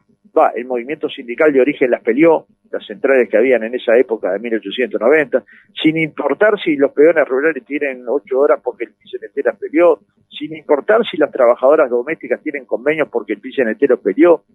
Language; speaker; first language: Spanish; native; Spanish